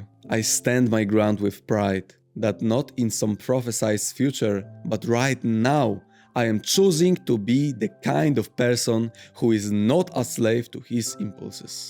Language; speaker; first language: English; non-native, fluent; Polish